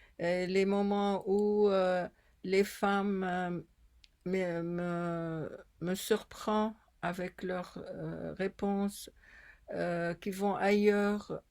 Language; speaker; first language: French; non-native, fluent; Arabic